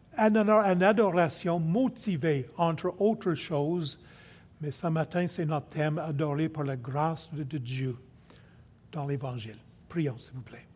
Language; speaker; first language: French; non-native, local second language; English